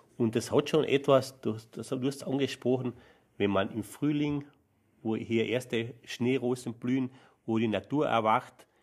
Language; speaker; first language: German; native; German